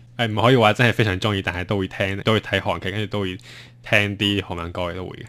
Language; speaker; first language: Cantonese; non-native, fluent; Chinese